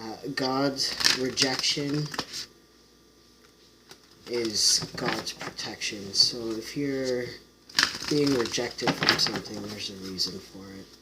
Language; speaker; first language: English; native; English